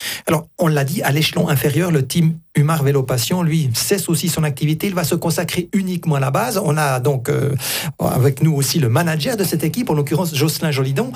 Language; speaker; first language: French; native; French